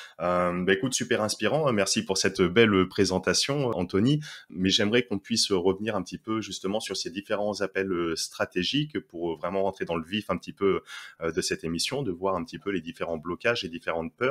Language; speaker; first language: French; native; French